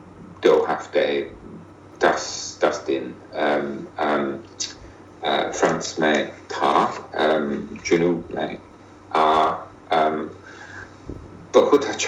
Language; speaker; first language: Hindi; non-native, learner; English